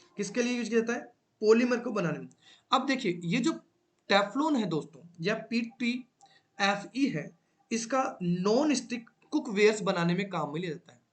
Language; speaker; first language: Hindi; native; Hindi